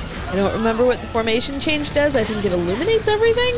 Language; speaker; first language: English; native; English